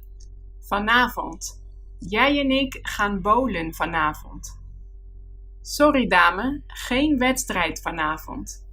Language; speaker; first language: Dutch; non-native, fluent; Spanish